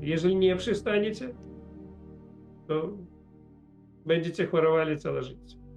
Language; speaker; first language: Polish; non-native, learner; Russian